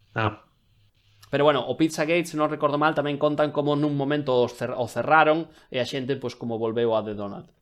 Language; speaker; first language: Galician; non-native, local second language; Spanish